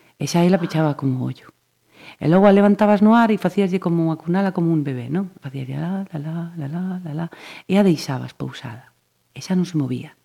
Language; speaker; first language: Galician; native; Galician